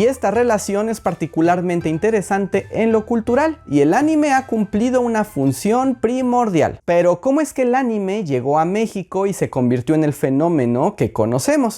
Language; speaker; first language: Spanish; native; Spanish